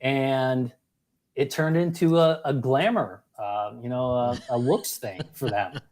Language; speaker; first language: English; native; English